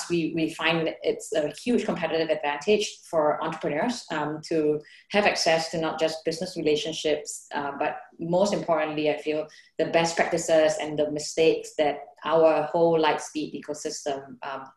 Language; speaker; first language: English; non-native, fluent; Thai